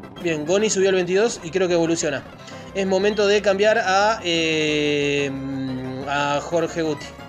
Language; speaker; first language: Spanish; native; Spanish